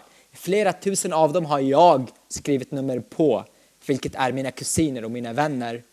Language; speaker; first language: Swedish; non-native, fluent; Arabic